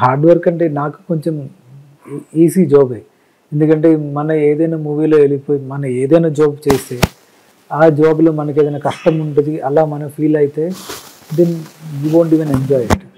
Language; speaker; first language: Telugu; non-native, learner; Malayalam